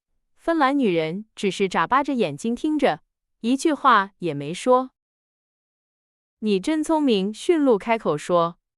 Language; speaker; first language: Chinese; native; Chinese